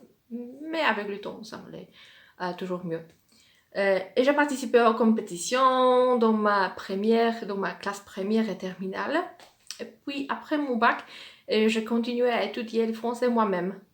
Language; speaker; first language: French; non-native, fluent; Polish